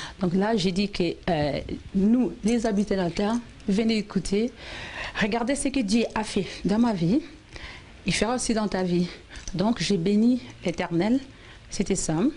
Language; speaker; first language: French; non-native, local second language; Lingala